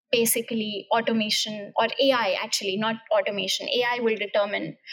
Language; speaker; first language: English; non-native, local second language; Hindi